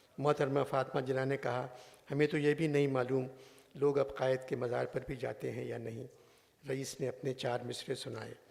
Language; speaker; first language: Urdu; native; Urdu